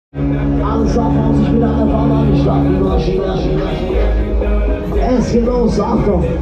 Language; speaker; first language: German; native; German